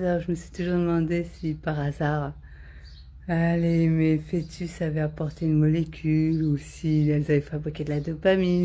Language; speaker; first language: French; native; French